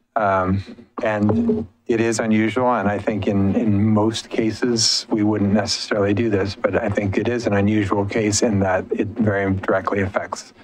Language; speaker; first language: English; native; English